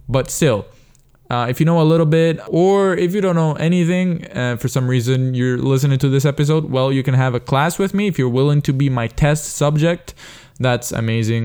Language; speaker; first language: English; non-native, fluent; Italian